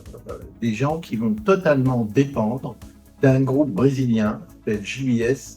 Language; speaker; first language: French; native; French